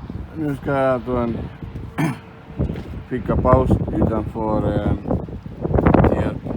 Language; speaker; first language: Swedish; non-native, fluent; Spanish